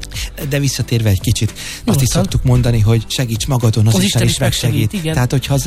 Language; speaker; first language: Hungarian; native; Hungarian